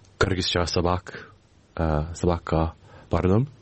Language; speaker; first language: Kyrgyz; non-native, learner; English